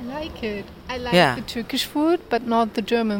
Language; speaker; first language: English; non-native, learner; Turkish